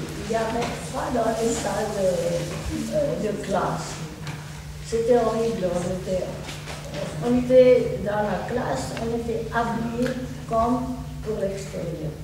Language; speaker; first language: French; non-native, fluent; Czech